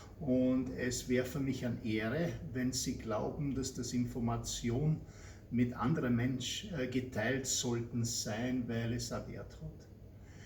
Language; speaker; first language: German; non-native, learner; English